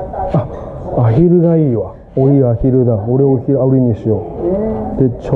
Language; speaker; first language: Japanese; native; Japanese